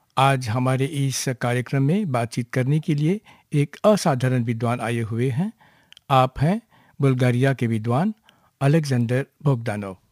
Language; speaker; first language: Hindi; non-native, local second language; Morisyen